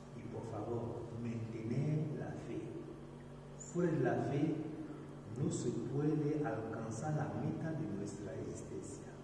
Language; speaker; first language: Spanish; non-native, learner; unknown